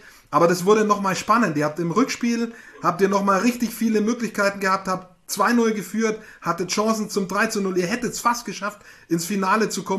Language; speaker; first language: German; native; German